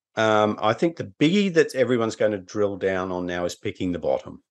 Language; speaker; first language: English; native; English